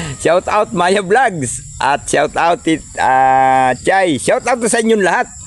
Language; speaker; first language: Filipino; non-native, local second language; Cebuano